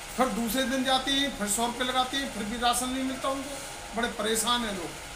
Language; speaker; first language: Hindi; native; Hindi